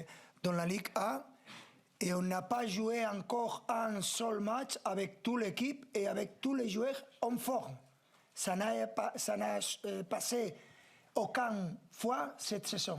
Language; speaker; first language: French; non-native, fluent; Spanish